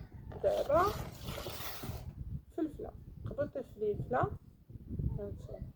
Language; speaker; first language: Arabic; native; Arabic